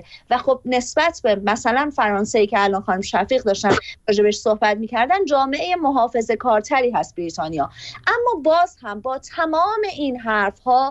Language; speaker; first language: Persian; native; Persian